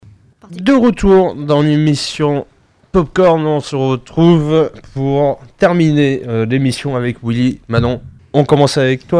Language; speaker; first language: French; native; French